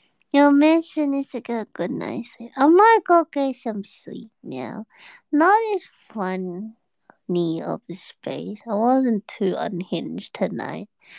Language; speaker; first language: English; native; English